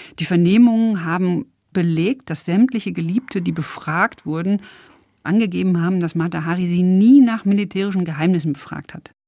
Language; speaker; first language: German; native; German